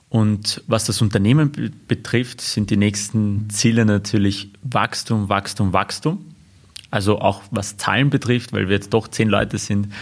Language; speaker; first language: German; early bilingual, other home language; Armenian